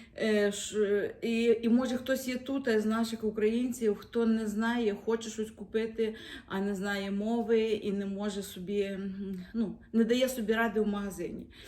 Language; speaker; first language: Ukrainian; native; Ukrainian